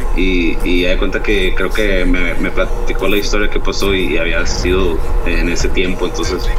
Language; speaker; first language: Spanish; native; Spanish